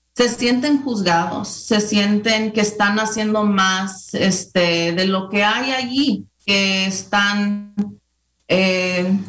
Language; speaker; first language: Spanish; early bilingual, heritage; Spanish